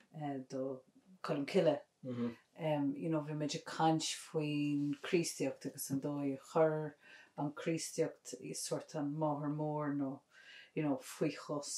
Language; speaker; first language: Irish; non-native, local second language; English